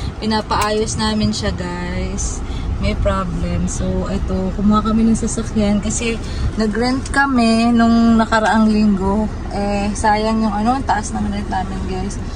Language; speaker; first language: Filipino; native; Filipino